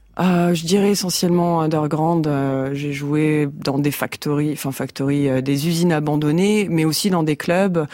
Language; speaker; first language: French; native; French